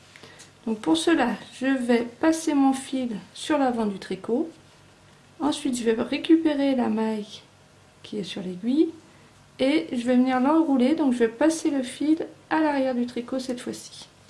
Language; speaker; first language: French; native; French